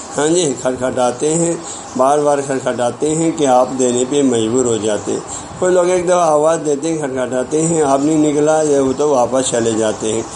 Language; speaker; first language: Urdu; non-native, local second language; Balti